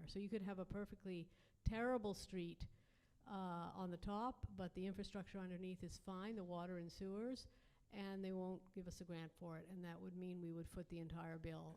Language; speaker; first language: English; native; English